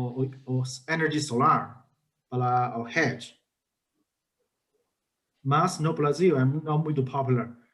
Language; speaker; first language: Portuguese; non-native, learner; Chinese